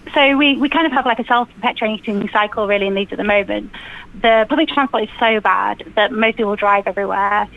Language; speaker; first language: English; native; English